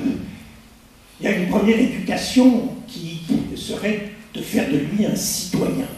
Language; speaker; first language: French; native; French